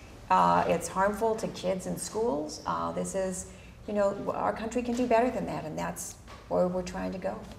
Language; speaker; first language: English; early bilingual, other home language; Spanish